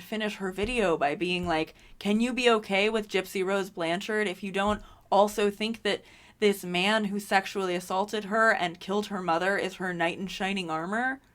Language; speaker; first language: English; native; English